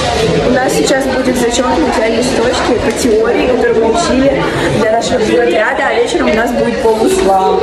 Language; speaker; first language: Russian; native; Russian